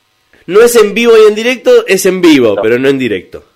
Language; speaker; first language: Spanish; native; Spanish